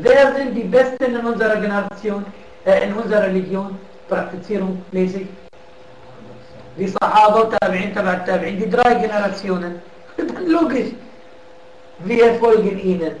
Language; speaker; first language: German; non-native, fluent; Arabic